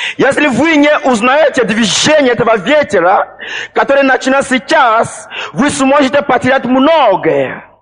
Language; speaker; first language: Russian; non-native, fluent; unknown